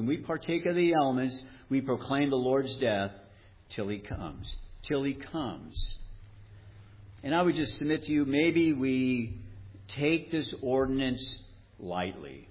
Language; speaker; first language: English; native; English